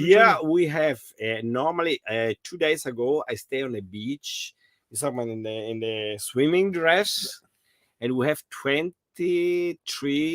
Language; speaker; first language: English; non-native, learner; German